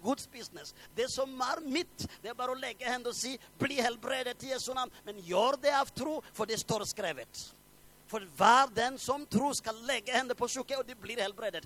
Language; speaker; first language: Swedish; non-native, fluent; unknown